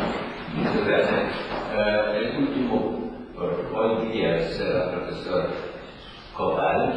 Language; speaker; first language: Spanish; non-native, learner; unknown